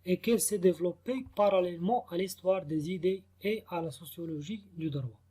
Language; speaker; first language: French; non-native, local second language; Arabic